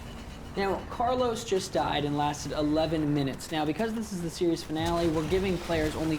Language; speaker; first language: English; native; English